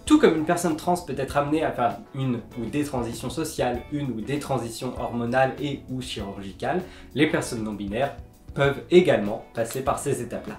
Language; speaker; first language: French; native; French